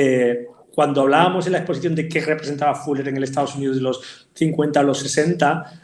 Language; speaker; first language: Spanish; native; Spanish